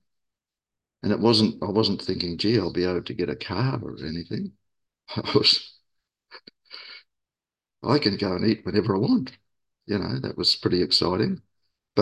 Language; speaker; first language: English; native; English